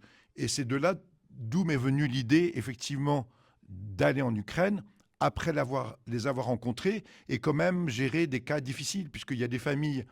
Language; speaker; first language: French; native; French